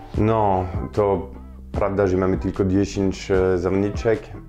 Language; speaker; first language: Polish; non-native, fluent; French